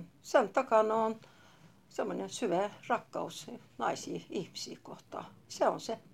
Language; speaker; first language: Finnish; non-native, fluent; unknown